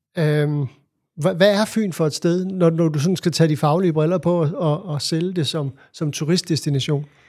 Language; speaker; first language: Danish; native; Danish